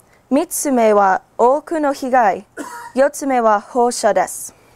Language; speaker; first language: Japanese; non-native, fluent; English